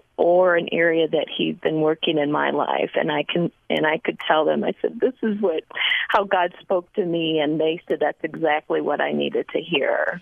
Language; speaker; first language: English; early bilingual, other home language; Spanish